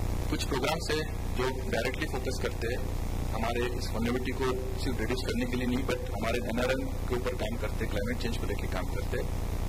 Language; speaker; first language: Hindi; non-native, local second language; Marathi